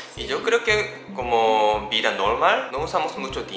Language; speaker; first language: Spanish; non-native, learner; Japanese